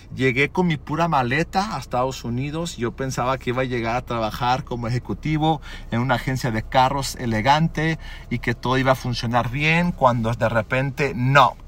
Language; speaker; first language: Spanish; early bilingual, other home language; English